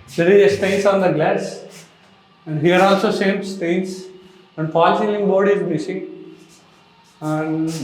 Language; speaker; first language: English; non-native, local second language; Telugu